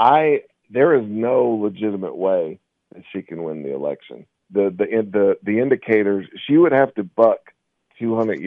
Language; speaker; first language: English; native; English